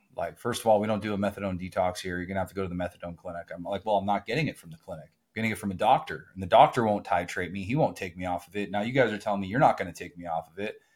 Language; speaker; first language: English; native; English